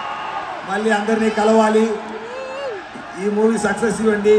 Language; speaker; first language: Telugu; non-native, learner; Tamil